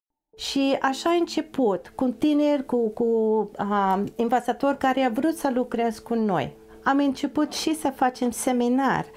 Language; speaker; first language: Romanian; non-native, fluent; English